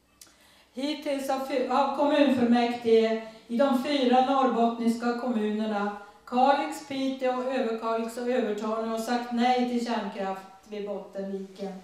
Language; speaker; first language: Swedish; native; Swedish